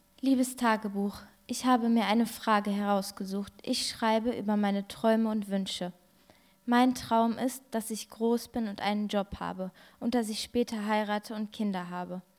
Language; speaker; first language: German; early bilingual, other home language; Turkish